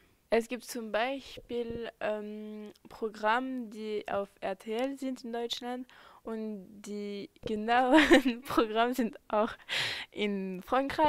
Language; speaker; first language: German; non-native, fluent; French